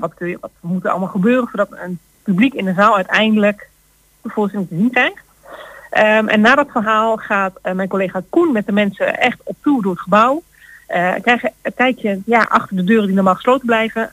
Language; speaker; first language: Dutch; native; Dutch